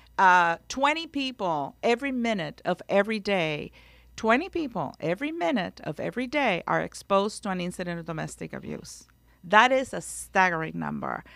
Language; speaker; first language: English; non-native, local second language; Spanish